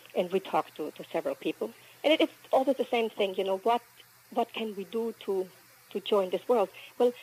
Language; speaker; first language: English; early bilingual, other home language; Spanish